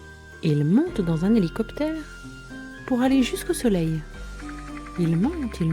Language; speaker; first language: French; native; French